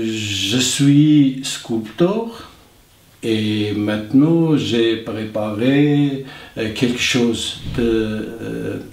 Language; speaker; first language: French; non-native, learner; Armenian